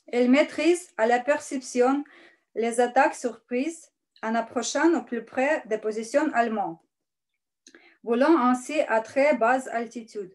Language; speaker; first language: French; non-native, learner; Russian